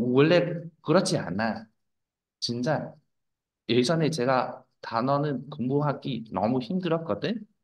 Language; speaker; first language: Korean; non-native, fluent; Vietnamese